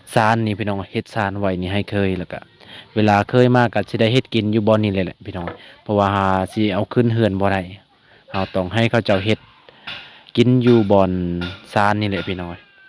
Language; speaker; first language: Lao; non-native, local second language; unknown